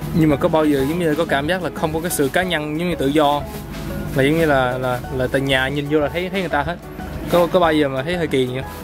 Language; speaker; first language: Vietnamese; early bilingual, heritage; Vietnamese